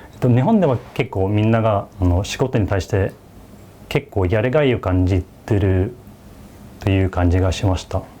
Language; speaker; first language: Japanese; non-native, fluent; Swedish